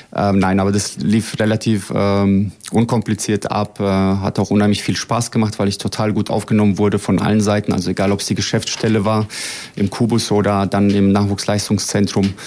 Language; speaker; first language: German; early bilingual, other home language; Bosnian